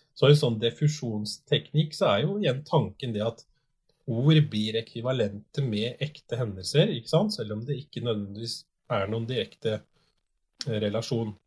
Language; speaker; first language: Norwegian; native; Norwegian